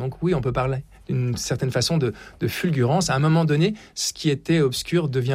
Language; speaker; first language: French; native; French